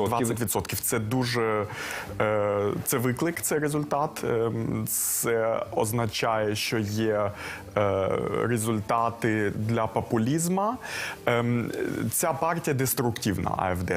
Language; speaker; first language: Ukrainian; non-native, local second language; Russian